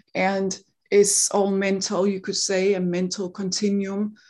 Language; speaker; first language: English; non-native, fluent; Danish